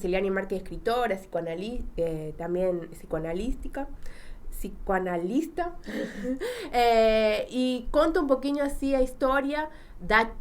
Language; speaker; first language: Portuguese; non-native, fluent; Spanish